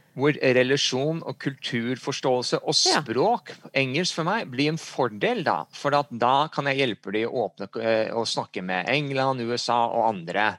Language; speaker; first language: Norwegian; early bilingual, heritage; English